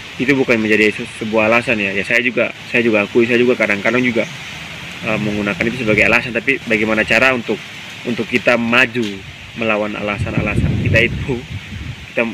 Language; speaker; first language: Indonesian; non-native, local second language; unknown